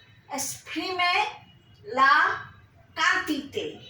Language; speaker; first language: French; non-native, fluent; Bangla